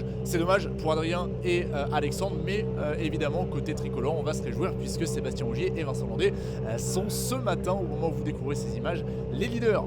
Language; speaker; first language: French; native; French